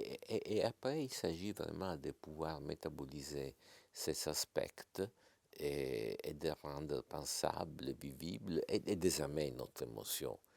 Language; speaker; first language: French; non-native, fluent; Italian